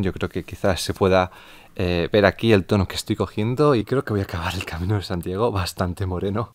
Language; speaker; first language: Spanish; native; Spanish